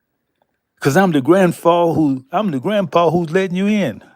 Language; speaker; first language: English; native; English